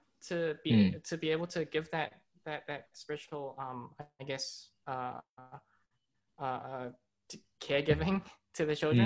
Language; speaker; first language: English; non-native, local second language; Cantonese